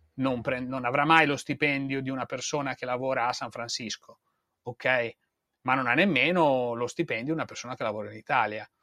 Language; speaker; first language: Italian; native; Italian